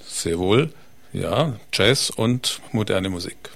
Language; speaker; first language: German; native; German